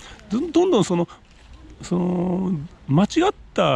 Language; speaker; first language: Japanese; native; Japanese